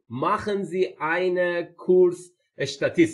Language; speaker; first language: German; non-native, fluent; Persian